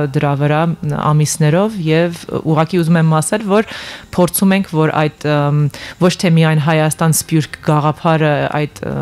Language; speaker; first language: Armenian; early bilingual, heritage; Armenian